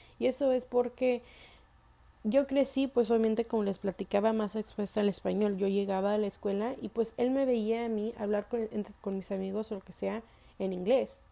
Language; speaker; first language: Spanish; early bilingual, heritage; Spanish